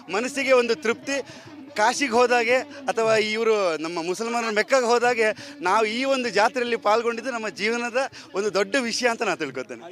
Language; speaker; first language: Kannada; non-native, local second language; Kodava